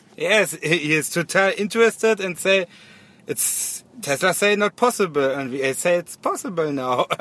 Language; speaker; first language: English; non-native, learner; German